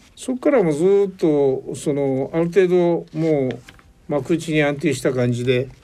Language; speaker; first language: Japanese; native; Japanese